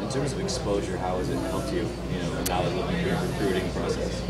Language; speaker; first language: English; native; English